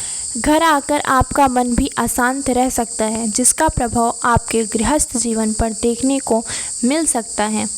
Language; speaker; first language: Hindi; native; Hindi